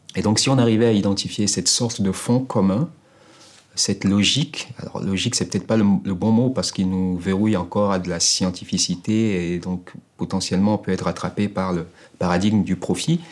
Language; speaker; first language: French; non-native, local second language; Ewe